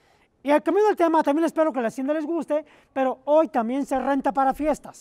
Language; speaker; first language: Spanish; native; Spanish